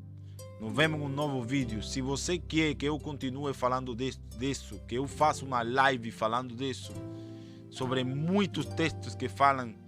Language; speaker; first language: Portuguese; non-native, fluent; Spanish